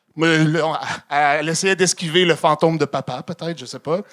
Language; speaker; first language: French; native; French